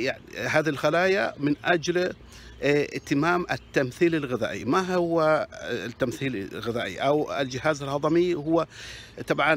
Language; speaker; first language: Arabic; native; Arabic